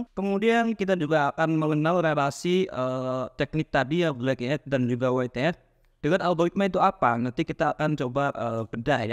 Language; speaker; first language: Indonesian; native; Indonesian